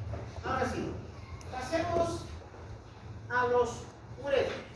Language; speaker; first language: Spanish; native; Spanish